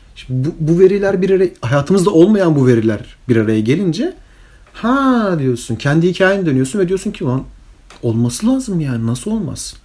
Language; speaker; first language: Turkish; early bilingual, heritage; Turkish